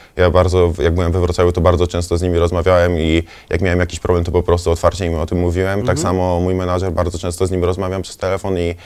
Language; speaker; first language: Polish; native; Polish